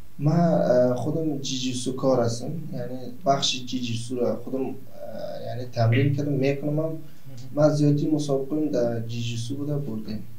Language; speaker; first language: Persian; non-native, local second language; Turkmen